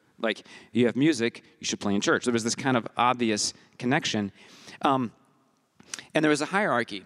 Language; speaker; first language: English; early bilingual, heritage; English